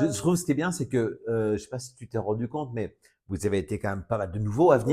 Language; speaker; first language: French; native; French